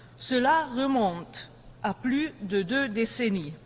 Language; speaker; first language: French; native; French